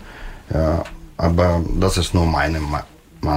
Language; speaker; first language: German; non-native, learner; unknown